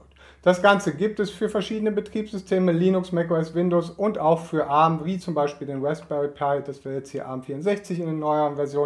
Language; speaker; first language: German; native; German